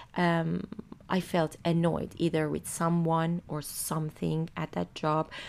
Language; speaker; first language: English; non-native, fluent; Persian